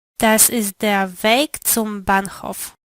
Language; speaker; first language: German; non-native, learner; Polish